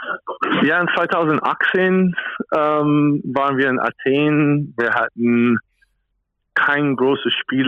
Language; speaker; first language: German; non-native, fluent; English